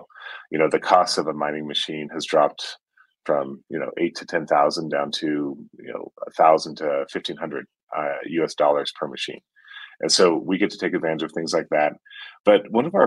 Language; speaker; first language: English; native; English